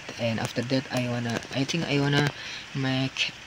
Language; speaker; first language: English; non-native, learner; Indonesian